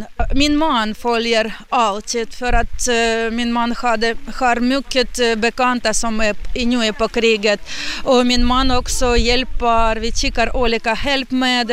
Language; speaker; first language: Swedish; non-native, learner; Ukrainian